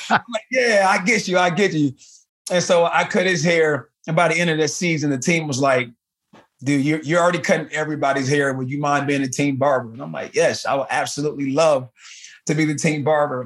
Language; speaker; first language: English; native; English